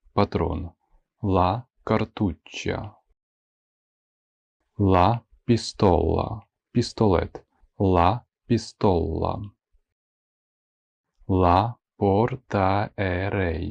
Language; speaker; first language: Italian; non-native, fluent; Ukrainian